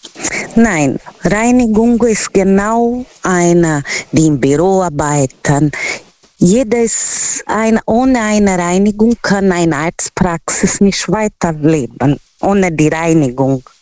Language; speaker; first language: German; non-native, local second language; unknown